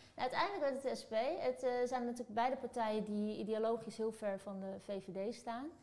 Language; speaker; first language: Dutch; early bilingual, other home language; Turkish